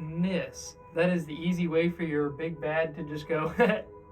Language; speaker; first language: English; native; English